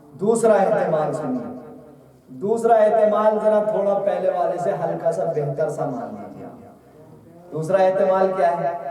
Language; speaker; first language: Urdu; native; Urdu